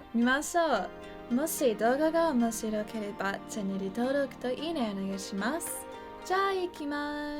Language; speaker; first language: Japanese; non-native, learner; English